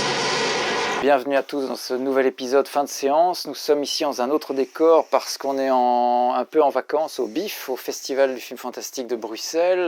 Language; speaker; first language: French; native; French